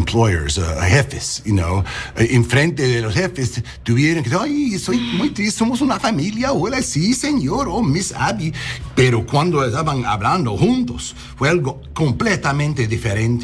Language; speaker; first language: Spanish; non-native, learner; English